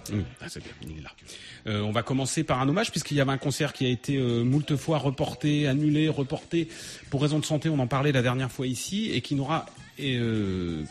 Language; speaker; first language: French; native; French